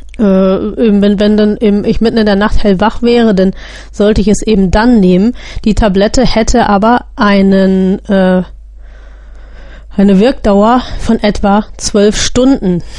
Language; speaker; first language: German; native; German